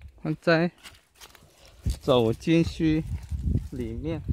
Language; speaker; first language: Chinese; early bilingual, heritage; Chinese